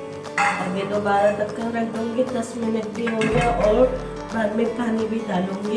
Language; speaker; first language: Hindi; non-native, learner; Filipino